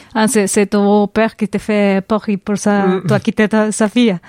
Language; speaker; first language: French; non-native, fluent; Spanish